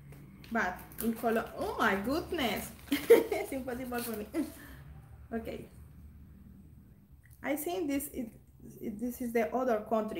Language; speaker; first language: English; non-native, learner; Spanish